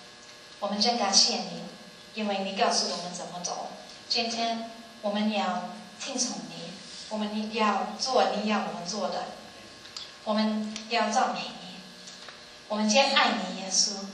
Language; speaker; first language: Chinese; non-native, learner; English